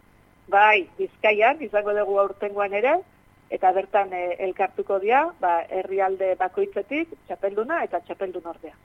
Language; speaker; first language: Basque; native; Basque